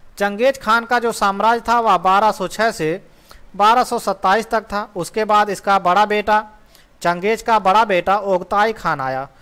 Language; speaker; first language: Hindi; native; Hindi